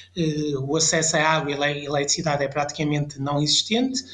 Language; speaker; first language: Portuguese; early bilingual, other home language; French